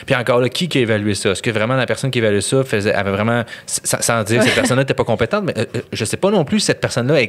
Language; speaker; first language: French; native; French